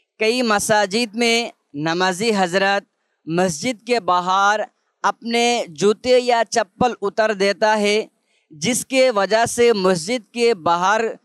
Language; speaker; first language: Urdu; non-native, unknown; Bangla